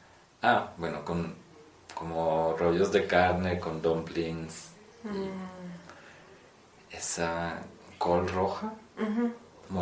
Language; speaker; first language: Spanish; non-native, fluent; Polish